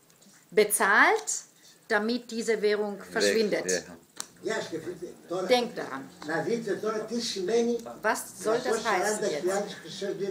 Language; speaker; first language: German; non-native, fluent; Greek